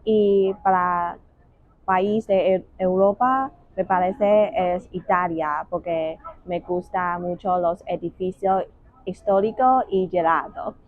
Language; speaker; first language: Spanish; non-native, learner; Chinese